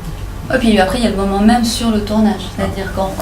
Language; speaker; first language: French; native; French